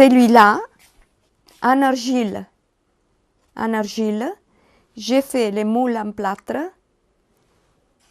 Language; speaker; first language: French; non-native, learner; Italian